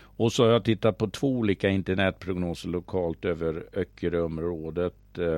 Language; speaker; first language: Swedish; native; Swedish